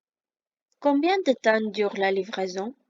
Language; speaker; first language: French; non-native, fluent; Armenian